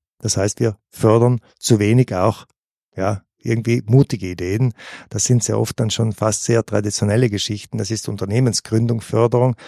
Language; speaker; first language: German; native; German